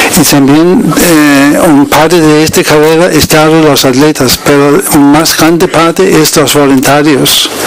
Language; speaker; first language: Spanish; non-native, learner; Danish